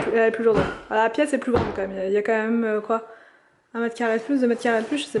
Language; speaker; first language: French; native; French